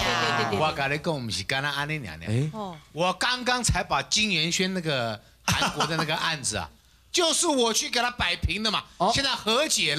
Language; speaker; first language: Chinese; native; Chinese